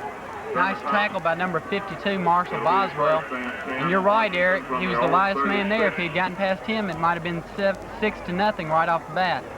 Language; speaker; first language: English; native; English